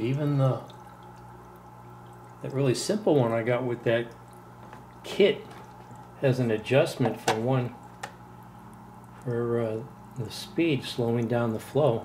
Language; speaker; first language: English; native; English